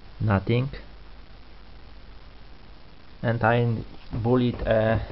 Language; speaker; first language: English; non-native, learner; Polish